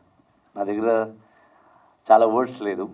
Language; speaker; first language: Telugu; non-native, learner; Kannada